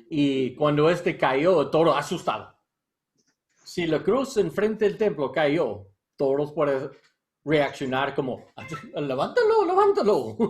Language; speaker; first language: Spanish; non-native, learner; English